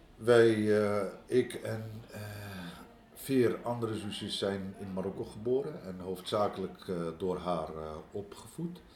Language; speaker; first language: Dutch; early bilingual, other home language; Arabic